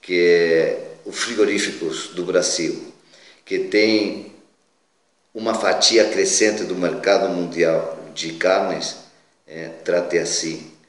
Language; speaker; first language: Portuguese; non-native, fluent; Spanish